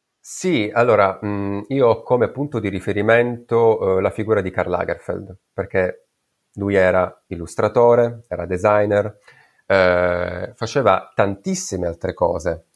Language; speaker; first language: Italian; native; Italian